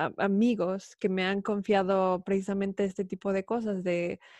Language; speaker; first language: Spanish; native; Spanish